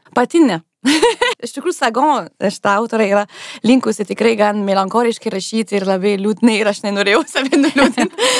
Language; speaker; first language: Lithuanian; non-native, fluent; French